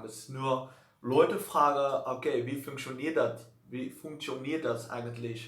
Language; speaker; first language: German; non-native, learner; Dutch